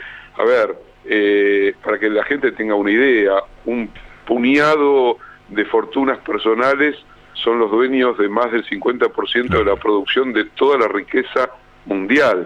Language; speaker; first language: Spanish; native; Spanish